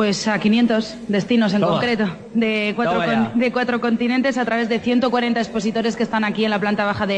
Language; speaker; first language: Spanish; native; Spanish